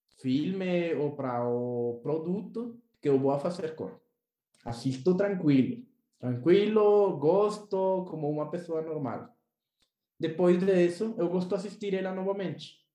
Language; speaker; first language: Portuguese; non-native, learner; Spanish